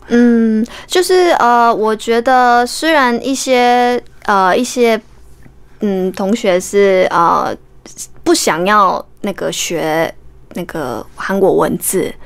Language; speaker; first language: Chinese; non-native, fluent; Korean